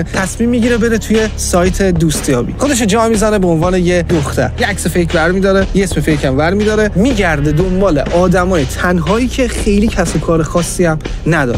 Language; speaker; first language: Persian; native; Persian